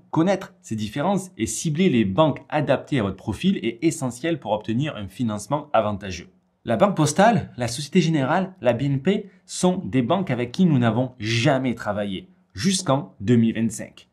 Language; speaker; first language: French; native; French